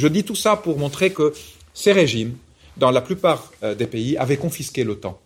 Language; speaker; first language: French; non-native, local second language; Arabic